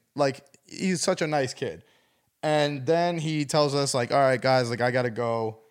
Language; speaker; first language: English; native; English